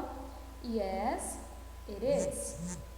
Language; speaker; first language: English; non-native, fluent; Portuguese